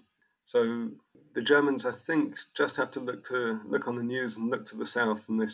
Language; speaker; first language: English; native; English